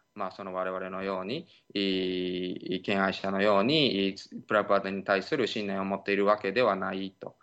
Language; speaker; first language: Japanese; native; Japanese